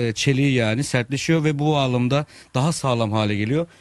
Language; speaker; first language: Turkish; native; Turkish